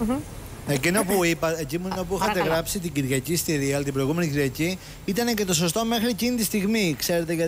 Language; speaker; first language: Greek; native; Greek